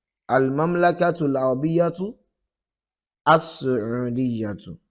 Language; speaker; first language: Arabic; non-native, fluent; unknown